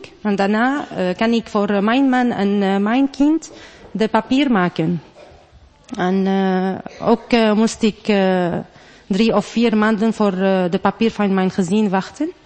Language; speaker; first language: Dutch; non-native, learner; Arabic